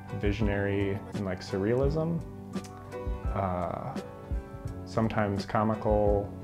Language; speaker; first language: English; native; English